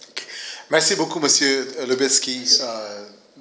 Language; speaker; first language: French; non-native, fluent; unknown